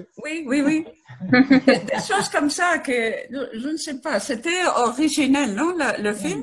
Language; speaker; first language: French; non-native, learner; Spanish